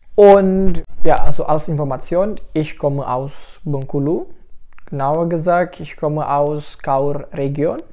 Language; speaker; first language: German; non-native, fluent; Indonesian